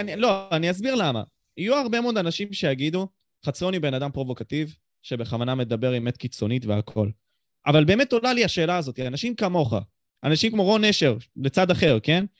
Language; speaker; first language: Hebrew; native; Hebrew